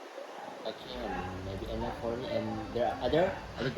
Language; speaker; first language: English; non-native, learner; Indonesian